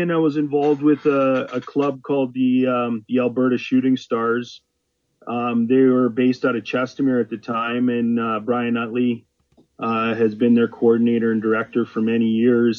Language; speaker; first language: English; native; English